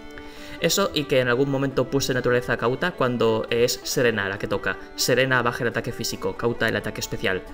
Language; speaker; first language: Spanish; native; Spanish